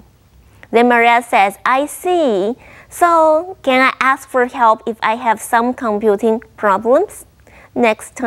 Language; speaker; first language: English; non-native, fluent; Chinese